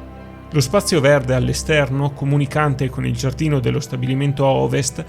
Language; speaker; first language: Italian; native; Italian